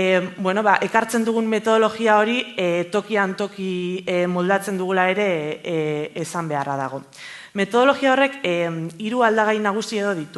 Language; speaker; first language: Basque; native; Basque